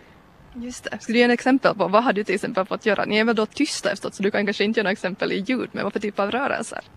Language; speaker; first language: Swedish; native; Swedish